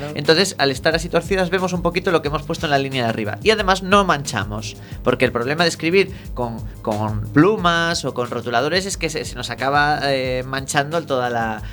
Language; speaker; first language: Spanish; native; Spanish